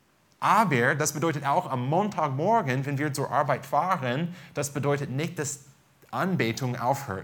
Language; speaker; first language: German; non-native, fluent; English